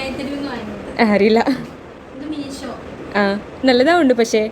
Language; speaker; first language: Malayalam; non-native, learner; Telugu